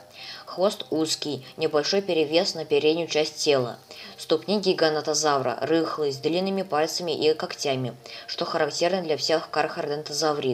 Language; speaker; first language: Russian; native; Russian